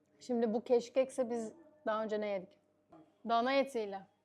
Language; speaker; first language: Turkish; native; Turkish